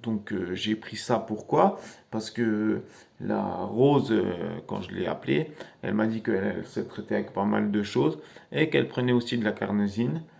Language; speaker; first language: French; native; French